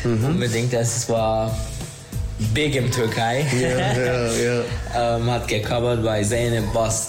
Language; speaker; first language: German; non-native, learner; Turkish